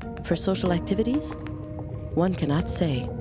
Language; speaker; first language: English; native; English